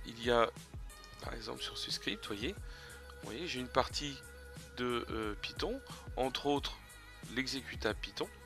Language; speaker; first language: French; native; French